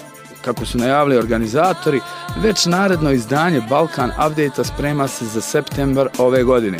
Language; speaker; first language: Croatian; native; Croatian